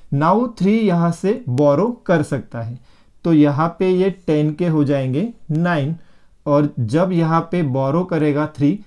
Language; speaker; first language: Hindi; non-native, local second language; Marathi